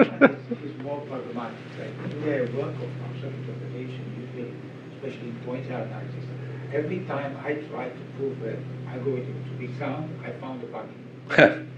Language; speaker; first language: English; non-native, fluent; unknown